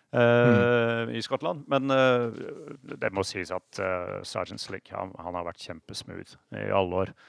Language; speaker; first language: Norwegian; non-native, fluent; English